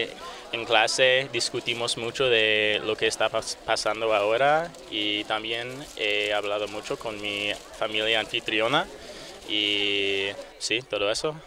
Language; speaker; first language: Spanish; non-native, learner; English